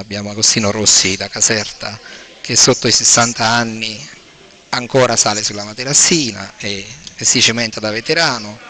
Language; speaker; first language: Italian; native; Italian